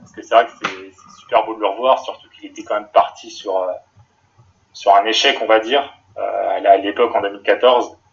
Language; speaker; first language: French; native; French